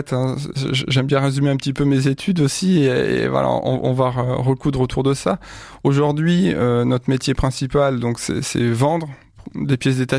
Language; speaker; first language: French; native; French